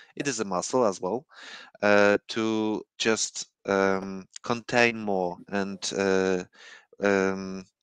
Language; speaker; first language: English; non-native, fluent; Polish